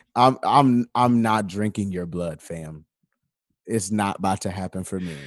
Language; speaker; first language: English; native; English